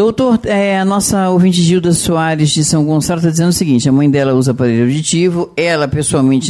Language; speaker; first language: Portuguese; native; Portuguese